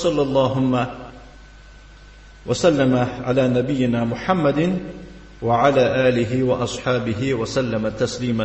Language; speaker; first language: Arabic; non-native, fluent; Tajik